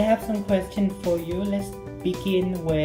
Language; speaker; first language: English; non-native, fluent; Thai